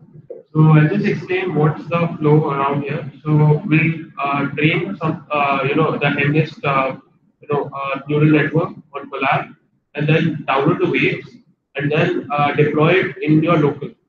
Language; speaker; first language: English; non-native, local second language; Hindi